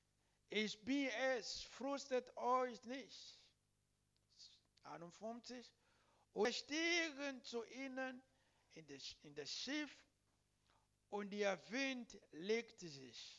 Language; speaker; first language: German; non-native, learner; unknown